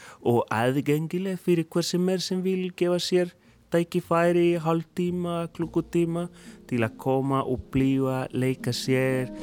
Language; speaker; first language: Icelandic; non-native, fluent; Spanish